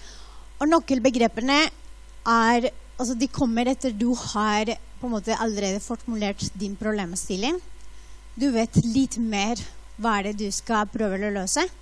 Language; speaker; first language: Norwegian; non-native, fluent; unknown